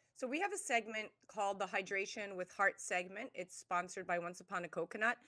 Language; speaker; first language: English; native; English